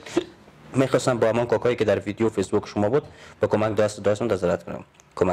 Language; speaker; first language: Persian; native; Persian